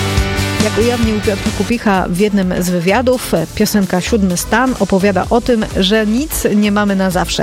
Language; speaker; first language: Polish; native; Polish